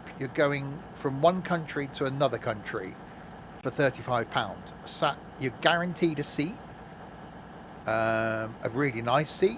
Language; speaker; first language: English; native; English